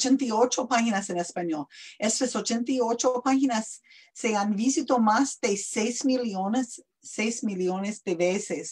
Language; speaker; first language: Spanish; non-native, learner; English